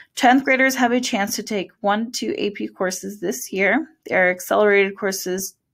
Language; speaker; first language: English; native; English